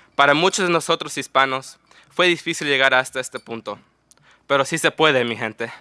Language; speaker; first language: Spanish; early bilingual, heritage; Spanish